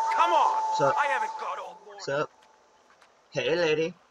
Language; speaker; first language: English; native; English